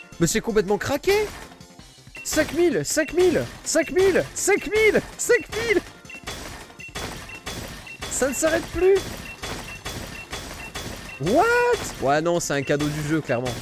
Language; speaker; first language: French; native; French